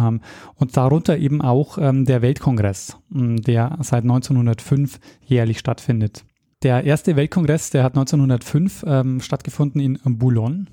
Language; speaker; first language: German; native; German